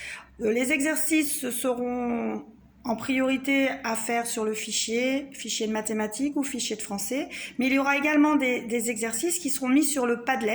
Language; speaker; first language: French; native; French